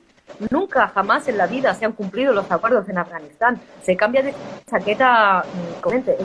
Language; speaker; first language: Spanish; native; Spanish